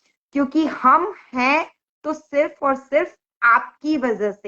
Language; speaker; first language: Hindi; native; Hindi